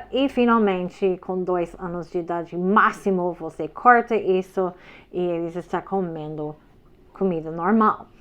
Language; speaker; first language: Portuguese; non-native, fluent; English